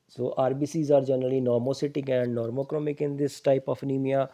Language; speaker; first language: English; non-native, local second language; Punjabi